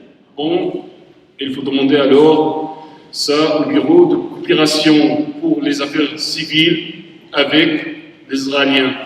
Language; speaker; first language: French; non-native, learner; Arabic